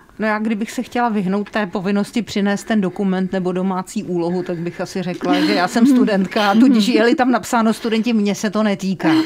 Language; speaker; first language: Czech; native; Czech